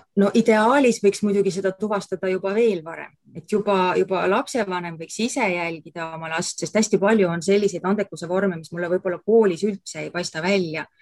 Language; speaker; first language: Estonian; native; Estonian